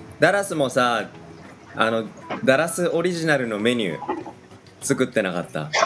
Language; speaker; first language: Japanese; native; Japanese